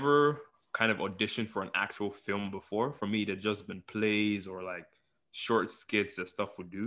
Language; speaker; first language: English; non-native, local second language; Yoruba